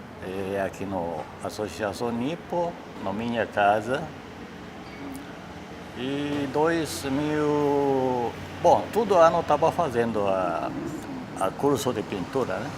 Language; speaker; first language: Portuguese; non-native, learner; Japanese